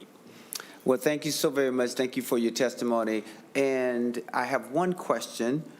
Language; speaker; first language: English; native; English